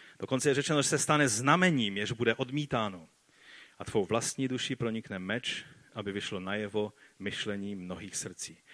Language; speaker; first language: Czech; non-native, fluent; Polish